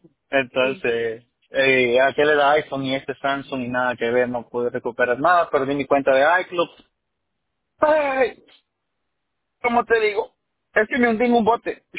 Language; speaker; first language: Spanish; native; Spanish